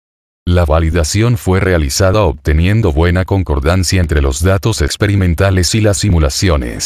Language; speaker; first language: Spanish; native; Spanish